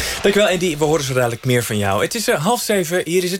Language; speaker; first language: Dutch; native; Dutch